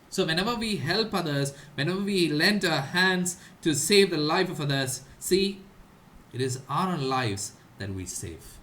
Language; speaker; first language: English; non-native, local second language; Malayalam